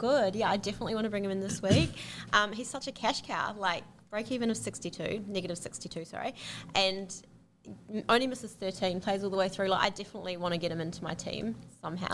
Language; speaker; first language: English; native; English